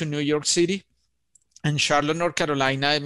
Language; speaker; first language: English; non-native, fluent; Spanish